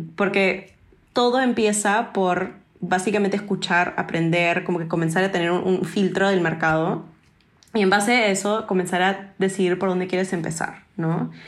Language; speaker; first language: Spanish; non-native, fluent; English